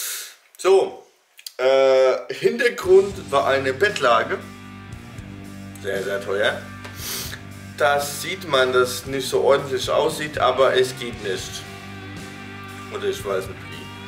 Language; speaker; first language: German; non-native, fluent; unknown